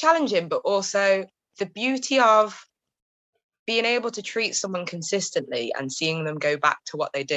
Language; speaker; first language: English; native; English